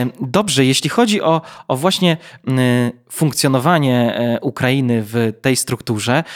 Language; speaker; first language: Polish; native; Polish